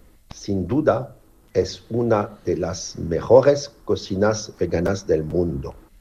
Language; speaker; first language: Spanish; non-native, fluent; French